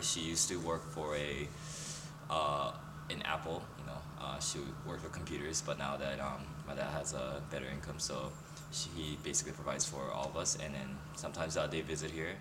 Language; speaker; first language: English; non-native, fluent; Japanese